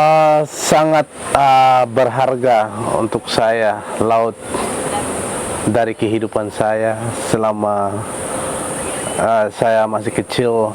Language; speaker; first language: Indonesian; non-native, local second language; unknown